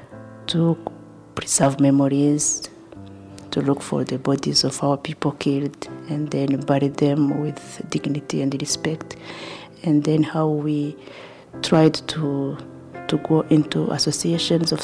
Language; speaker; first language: English; non-native, local second language; Kinyarwanda